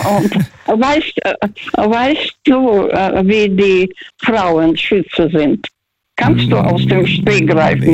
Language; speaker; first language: German; non-native, fluent; Russian